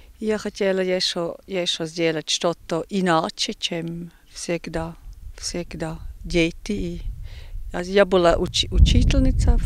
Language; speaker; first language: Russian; non-native, learner; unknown